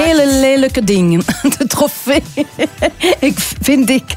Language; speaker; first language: Dutch; non-native, local second language; French